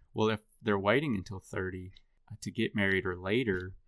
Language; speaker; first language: English; native; English